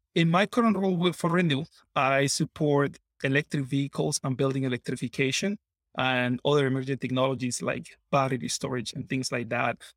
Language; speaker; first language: English; non-native, fluent; Spanish